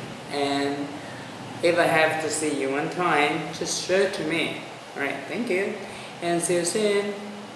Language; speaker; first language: English; non-native, fluent; Vietnamese